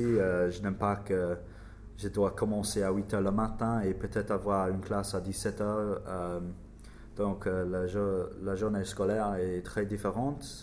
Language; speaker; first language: French; non-native, learner; English